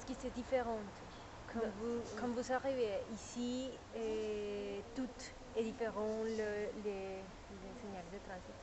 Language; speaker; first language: French; non-native, learner; Spanish